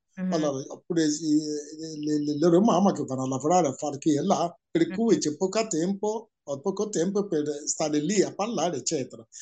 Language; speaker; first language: Italian; non-native, fluent; Igbo